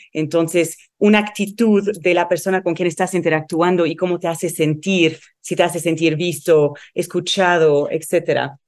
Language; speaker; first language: Spanish; non-native, fluent; Arabic